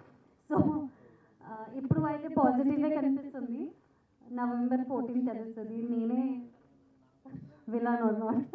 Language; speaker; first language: Telugu; non-native, fluent; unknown